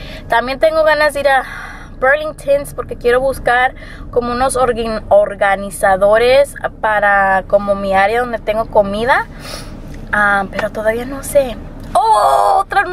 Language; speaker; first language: Spanish; early bilingual, heritage; Spanish